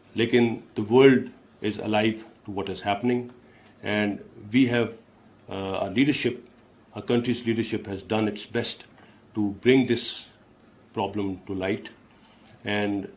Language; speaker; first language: English; non-native, local second language; Urdu